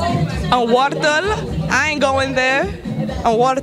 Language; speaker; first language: Dutch; early bilingual, other home language; Papiamento